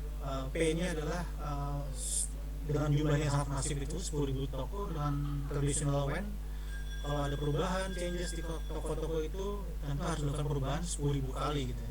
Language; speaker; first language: Indonesian; native; Indonesian